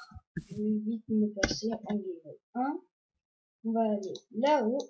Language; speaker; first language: French; non-native, learner; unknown